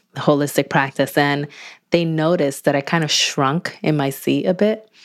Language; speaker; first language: English; native; English